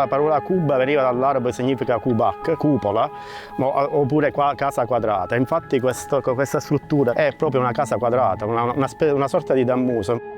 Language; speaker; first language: Italian; native; Italian